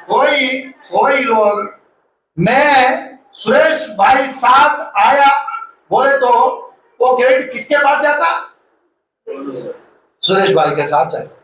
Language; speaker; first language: Hindi; non-native, local second language; Telugu